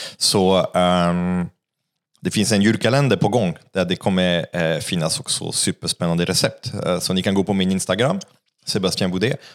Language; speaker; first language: Swedish; non-native, fluent; French